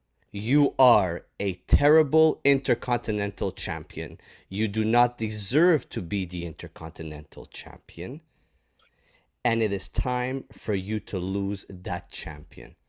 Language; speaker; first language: English; native; English